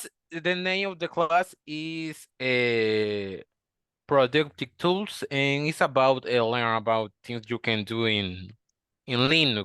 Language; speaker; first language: English; non-native, learner; Spanish